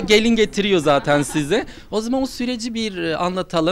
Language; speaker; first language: Turkish; native; Turkish